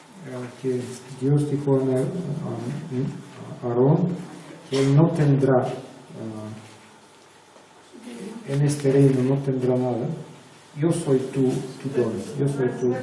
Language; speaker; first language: Spanish; non-native, learner; Bulgarian